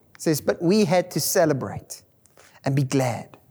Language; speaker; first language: English; non-native, local second language; Afrikaans